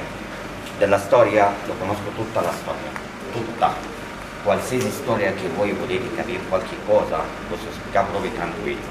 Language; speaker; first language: Italian; non-native, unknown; Arabic